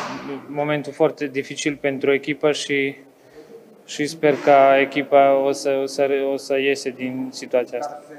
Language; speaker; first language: Romanian; non-native, fluent; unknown